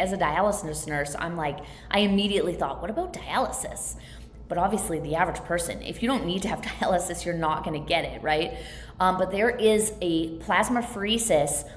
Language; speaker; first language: English; native; English